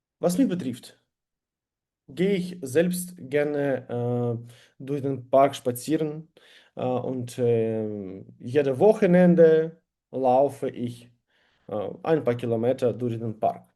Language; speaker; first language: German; non-native, learner; Ukrainian